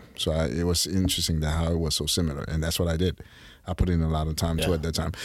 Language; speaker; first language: English; early bilingual, other home language; Haitian Creole